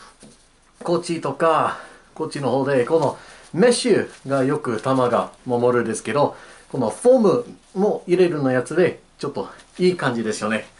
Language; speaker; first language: Japanese; non-native, learner; English